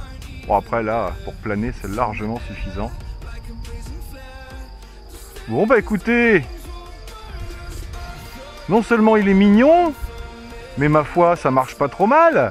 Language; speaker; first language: French; native; French